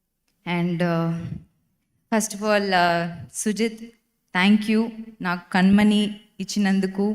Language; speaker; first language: Telugu; non-native, fluent; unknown